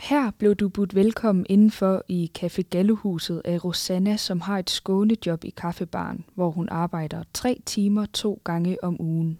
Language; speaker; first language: Danish; native; Danish